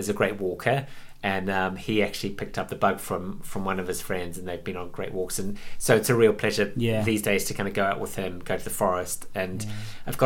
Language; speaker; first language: English; native; English